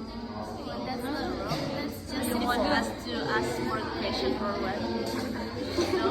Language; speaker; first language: English; non-native, learner; Indonesian